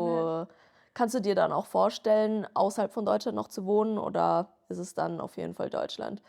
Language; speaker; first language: German; native; German